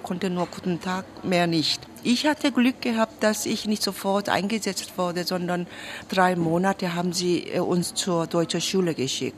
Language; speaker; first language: German; non-native, fluent; Korean